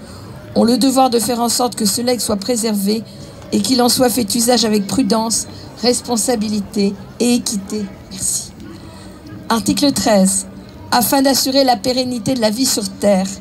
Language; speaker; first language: French; native; French